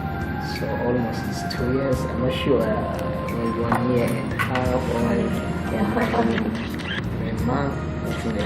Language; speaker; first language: English; non-native, local second language; Swahili